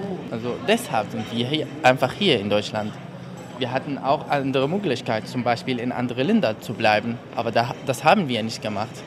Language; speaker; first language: German; non-native, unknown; Arabic